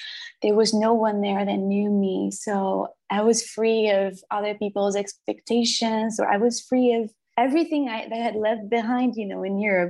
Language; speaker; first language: English; non-native, fluent; French